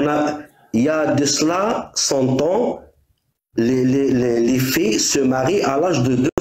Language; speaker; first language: French; non-native, local second language; Arabic